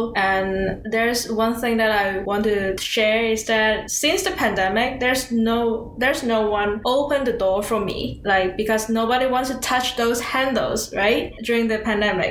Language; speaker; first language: English; non-native, local second language; Cantonese